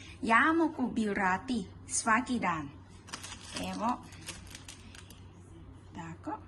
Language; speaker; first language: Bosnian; early bilingual, heritage; Bosnian